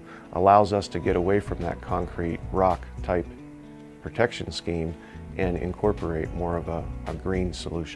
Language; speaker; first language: English; native; English